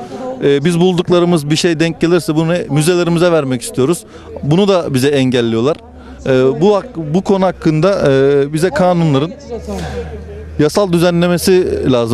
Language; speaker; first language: Turkish; native; Turkish